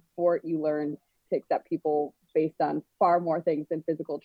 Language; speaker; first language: English; native; English